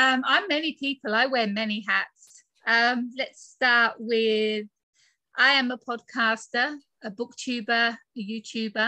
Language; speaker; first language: English; native; English